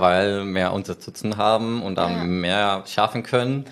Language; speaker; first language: German; non-native, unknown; Spanish